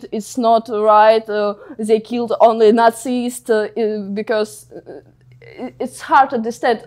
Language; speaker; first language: English; non-native, learner; Ukrainian